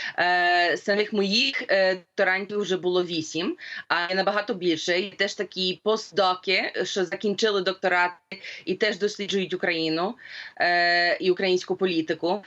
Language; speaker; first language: Ukrainian; early bilingual, heritage; Ukrainian